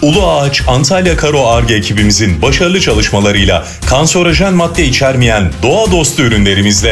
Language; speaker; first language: Turkish; native; Turkish